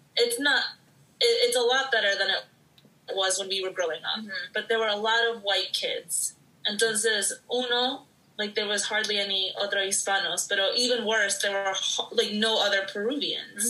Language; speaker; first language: English; early bilingual, other home language; Spanish